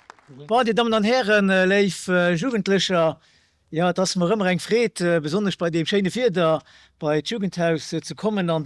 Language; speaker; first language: German; non-native, local second language; Luxembourgish